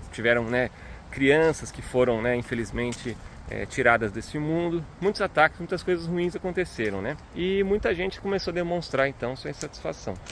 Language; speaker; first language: Portuguese; native; Portuguese